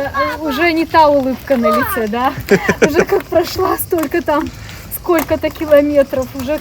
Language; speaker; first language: Russian; native; Russian